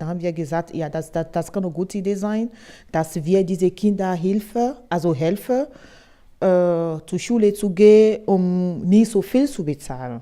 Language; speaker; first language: German; non-native, fluent; Ewe